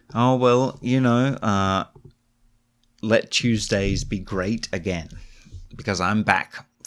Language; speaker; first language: English; native; English